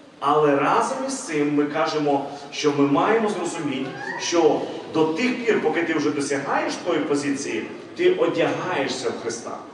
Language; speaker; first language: Ukrainian; non-native, local second language; Russian